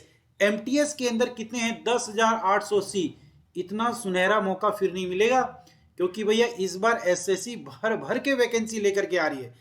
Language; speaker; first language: Hindi; native; Hindi